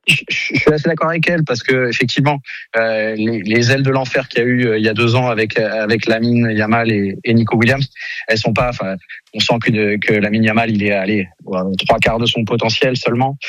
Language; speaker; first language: French; native; French